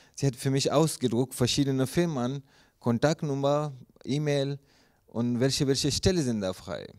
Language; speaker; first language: German; non-native, learner; Urdu